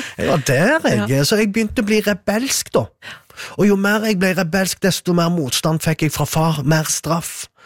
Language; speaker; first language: Norwegian; early bilingual, other home language; Arabic